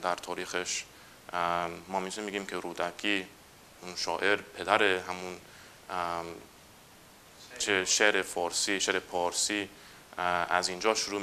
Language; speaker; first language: Persian; non-native, fluent; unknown